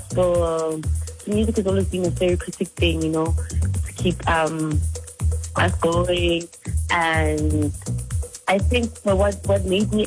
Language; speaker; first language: English; non-native, local second language; Zulu